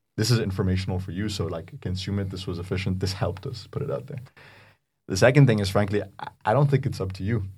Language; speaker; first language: English; non-native, fluent; Arabic